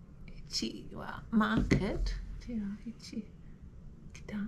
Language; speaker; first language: Japanese; non-native, fluent; English